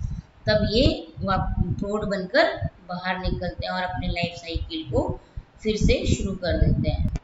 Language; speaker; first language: Hindi; native; Hindi